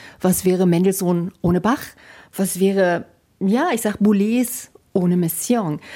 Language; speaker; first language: German; native; German